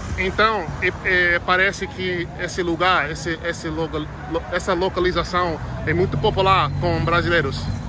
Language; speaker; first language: Portuguese; non-native, learner; English